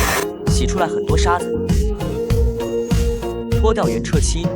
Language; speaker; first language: Chinese; native; Chinese